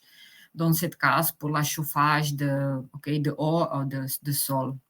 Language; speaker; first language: French; non-native, fluent; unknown